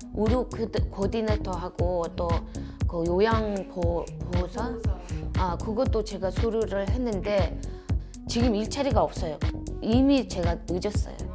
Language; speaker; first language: Korean; non-native, fluent; Mongolian